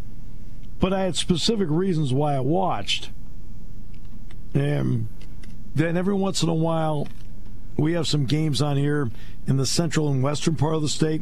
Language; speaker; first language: English; native; English